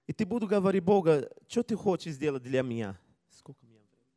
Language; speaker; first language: Russian; non-native, learner; Portuguese